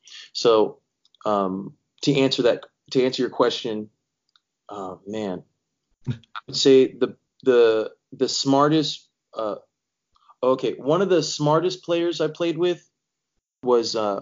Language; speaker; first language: English; native; English